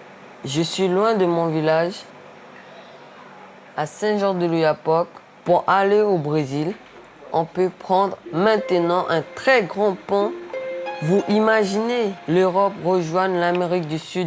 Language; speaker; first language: French; non-native, local second language; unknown